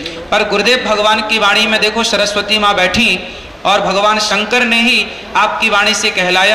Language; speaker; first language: Hindi; native; Hindi